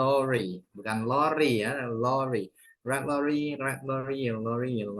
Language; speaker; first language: English; non-native, fluent; Indonesian